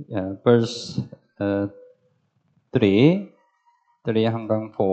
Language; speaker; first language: Filipino; non-native, learner; Korean